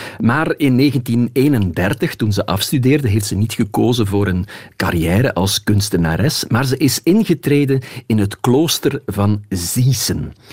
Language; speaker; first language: Dutch; native; Dutch